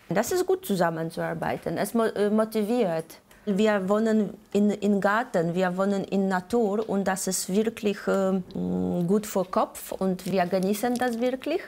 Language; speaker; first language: German; non-native, learner; Polish